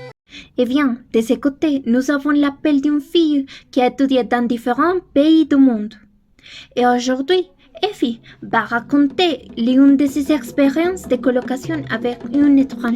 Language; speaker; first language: French; non-native, learner; Spanish